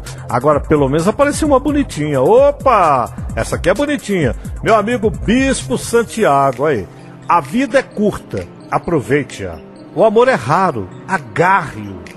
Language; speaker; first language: Portuguese; native; Portuguese